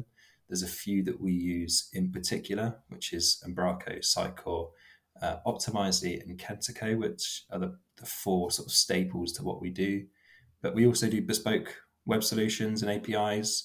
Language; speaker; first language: English; native; English